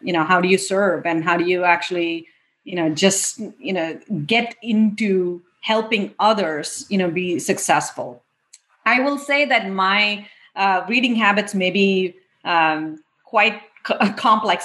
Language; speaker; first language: English; non-native, local second language; Tamil